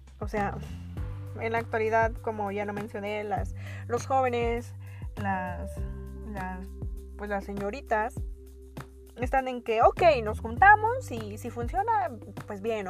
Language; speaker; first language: Spanish; native; Spanish